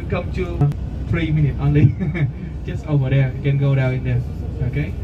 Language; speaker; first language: English; non-native, learner; Vietnamese